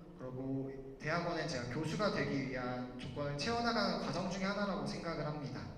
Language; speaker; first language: Korean; native; Korean